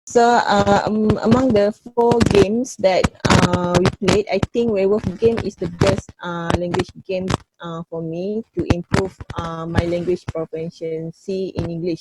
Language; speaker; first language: English; non-native, fluent; Malay